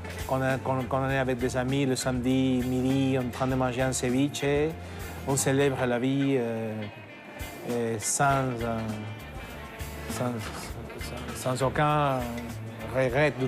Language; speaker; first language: French; non-native, fluent; Spanish